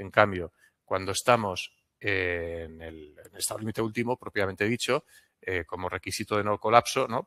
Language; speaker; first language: Spanish; non-native, local second language; Catalan